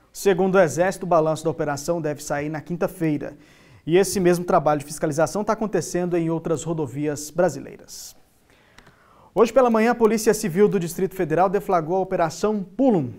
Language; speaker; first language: Portuguese; native; Portuguese